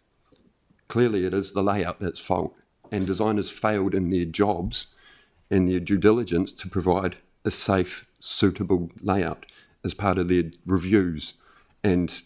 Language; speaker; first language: English; native; English